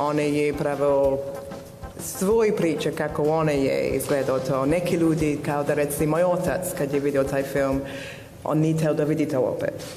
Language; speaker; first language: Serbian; non-native, learner; English